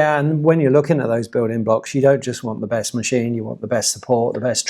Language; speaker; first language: English; native; English